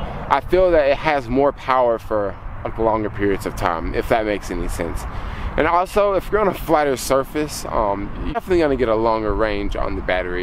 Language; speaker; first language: English; native; English